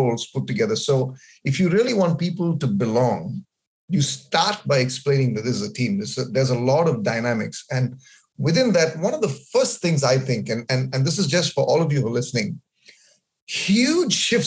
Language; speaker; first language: English; non-native, local second language; Malayalam